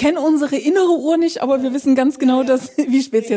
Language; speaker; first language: German; native; German